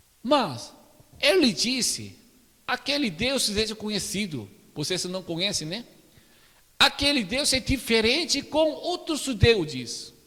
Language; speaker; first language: Portuguese; non-native, learner; Korean